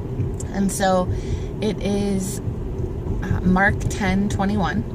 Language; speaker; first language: English; native; English